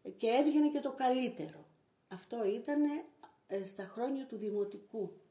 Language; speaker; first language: Greek; native; Greek